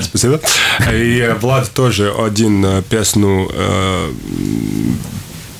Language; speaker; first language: Russian; non-native, local second language; Latvian